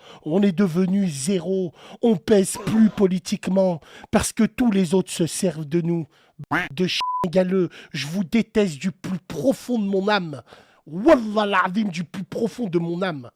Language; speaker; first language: French; native; French